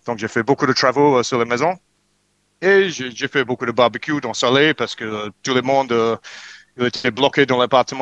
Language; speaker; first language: French; non-native, learner; English